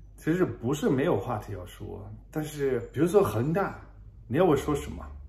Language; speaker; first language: Chinese; non-native, fluent; German